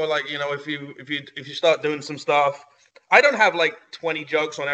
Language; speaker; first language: English; native; English